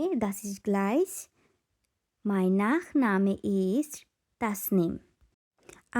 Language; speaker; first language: German; non-native, learner; Bangla